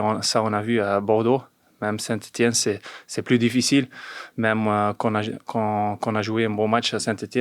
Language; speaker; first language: French; non-native, fluent; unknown